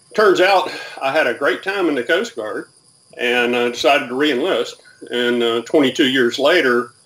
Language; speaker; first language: English; native; English